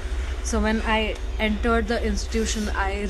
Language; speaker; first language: English; non-native, local second language; Gujarati